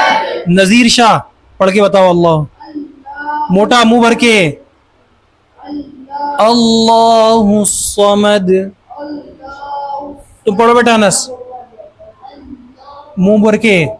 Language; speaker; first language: Hindi; native; Hindi